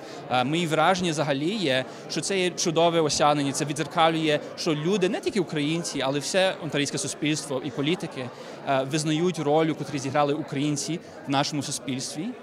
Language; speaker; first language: Ukrainian; early bilingual, heritage; Ukrainian